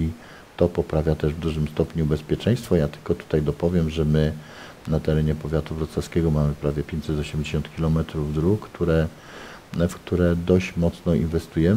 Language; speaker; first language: Polish; native; Polish